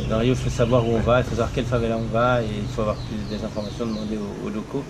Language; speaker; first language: French; early bilingual, heritage; French